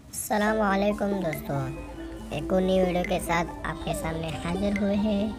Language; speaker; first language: Urdu; non-native, local second language; Punjabi